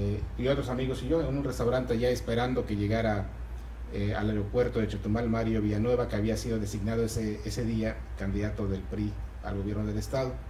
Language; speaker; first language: Spanish; native; Spanish